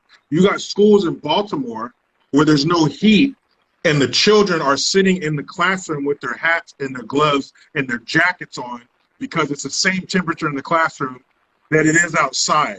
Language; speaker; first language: English; native; English